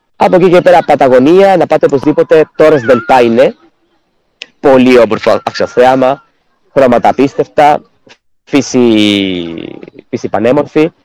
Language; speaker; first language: Greek; non-native, fluent; Spanish